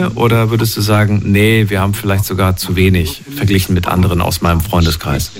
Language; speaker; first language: German; native; German